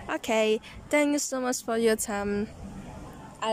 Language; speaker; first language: English; non-native, learner; Thai